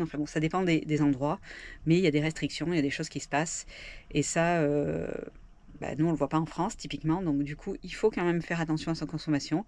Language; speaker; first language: French; native; French